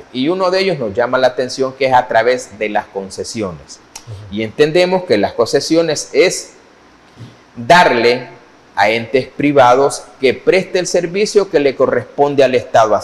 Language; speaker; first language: Spanish; native; Spanish